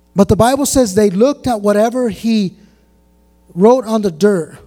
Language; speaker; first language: English; native; English